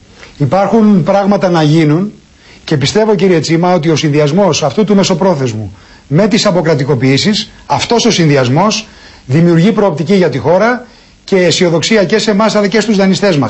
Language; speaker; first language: Greek; native; Greek